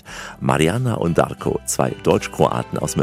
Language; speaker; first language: German; native; German